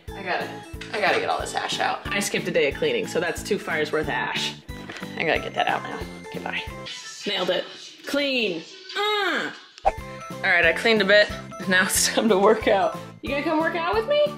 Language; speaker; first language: English; native; English